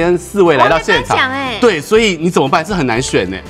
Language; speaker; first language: Chinese; native; Chinese